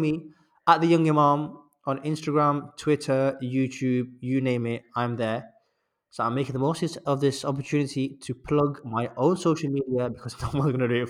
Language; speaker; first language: English; native; English